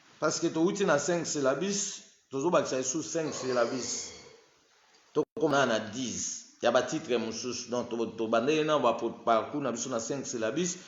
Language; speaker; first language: Lingala; non-native, local second language; Kongo